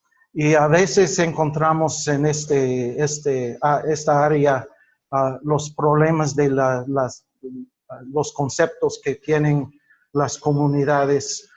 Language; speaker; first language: Spanish; non-native, fluent; English